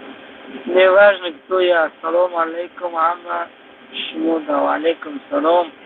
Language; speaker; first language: Russian; non-native, learner; Tajik